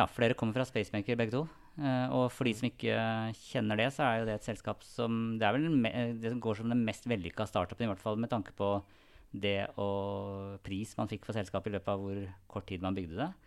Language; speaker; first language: Norwegian; native; Norwegian